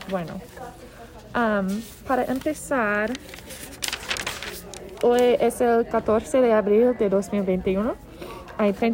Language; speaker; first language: Spanish; non-native, learner; English